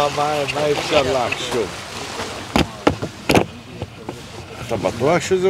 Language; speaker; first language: Hebrew; non-native, learner; Romanian